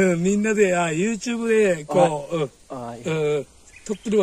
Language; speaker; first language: Japanese; native; Japanese